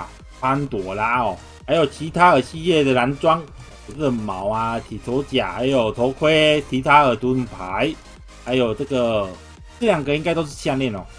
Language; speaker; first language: Chinese; native; Chinese